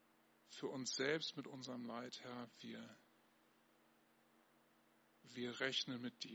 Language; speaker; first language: German; native; German